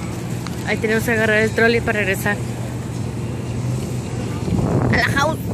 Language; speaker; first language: Spanish; native; Spanish